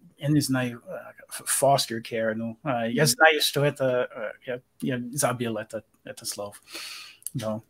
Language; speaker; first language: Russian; non-native, learner; English